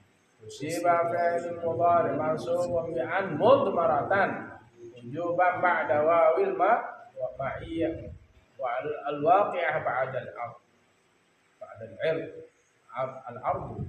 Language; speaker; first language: Arabic; non-native, fluent; Sasak